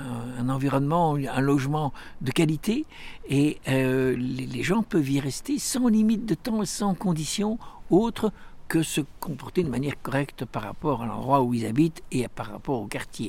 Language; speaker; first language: French; native; French